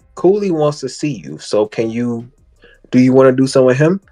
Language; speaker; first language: English; native; English